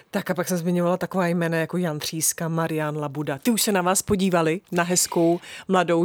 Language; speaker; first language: Czech; native; Czech